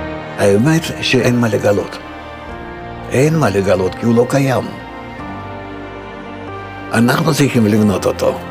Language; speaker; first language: Hebrew; non-native, fluent; Russian